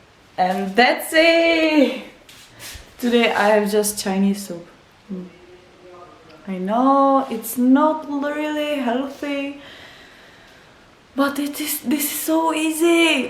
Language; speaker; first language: English; non-native, learner; Czech